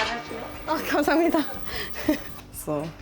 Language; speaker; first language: Korean; non-native, learner; German